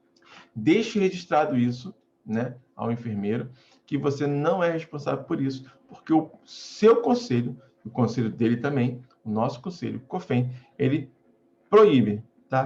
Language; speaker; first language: Portuguese; native; Portuguese